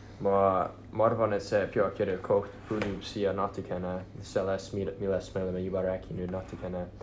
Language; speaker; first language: Estonian; non-native, fluent; English